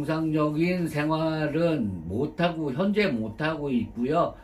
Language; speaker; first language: Korean; native; Korean